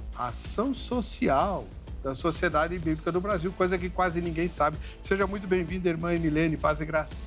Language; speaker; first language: Portuguese; native; Portuguese